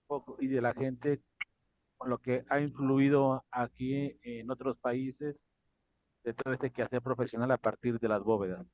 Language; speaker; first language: Spanish; native; Spanish